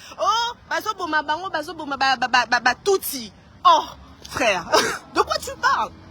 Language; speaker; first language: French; non-native, local second language; Lingala